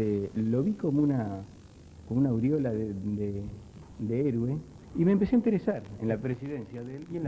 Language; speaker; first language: Spanish; native; Spanish